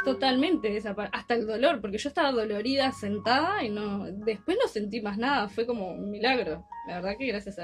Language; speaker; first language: Spanish; native; Spanish